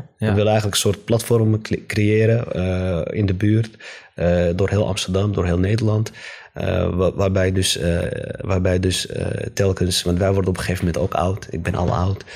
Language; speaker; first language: Dutch; native; Dutch